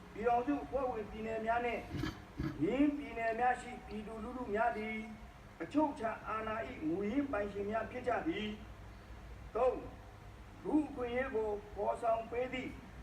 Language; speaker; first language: Burmese; non-native, local second language; Shan